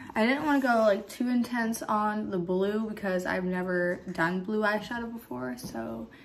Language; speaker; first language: English; native; English